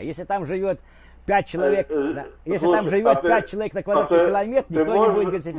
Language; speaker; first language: Russian; native; Russian